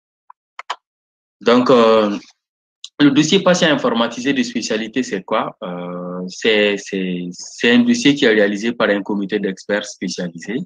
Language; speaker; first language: French; non-native, local second language; Bambara